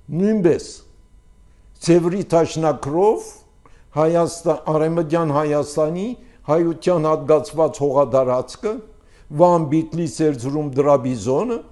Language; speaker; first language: Armenian; early bilingual, heritage; Armenian